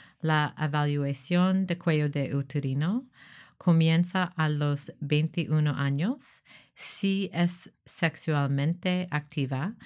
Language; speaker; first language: Spanish; non-native, learner; English